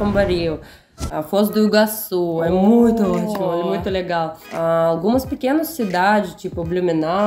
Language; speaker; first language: Portuguese; non-native, learner; Russian